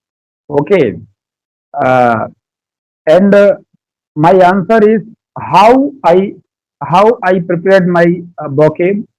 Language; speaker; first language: English; non-native, learner; Hindi